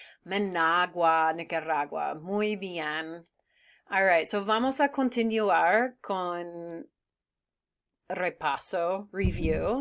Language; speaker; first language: Spanish; non-native, fluent; English